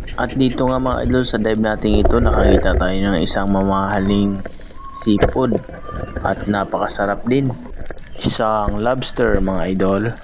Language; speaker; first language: Filipino; native; Filipino